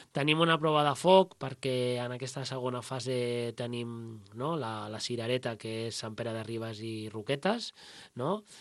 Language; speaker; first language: Catalan; native; Catalan